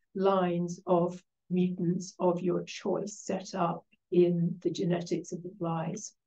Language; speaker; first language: English; native; English